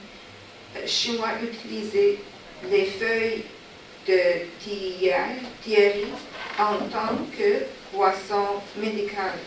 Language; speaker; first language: French; non-native, learner; Chinese